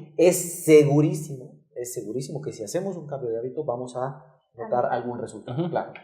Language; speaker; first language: Spanish; native; Spanish